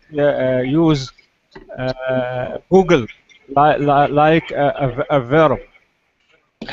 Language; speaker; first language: English; non-native, learner; Arabic